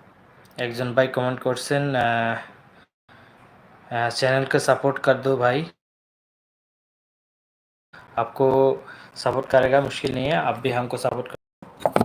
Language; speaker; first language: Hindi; non-native, learner; Bangla